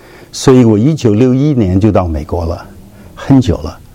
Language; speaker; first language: Chinese; early bilingual, heritage; Chinese